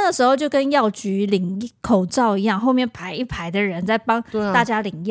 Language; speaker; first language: Chinese; native; Chinese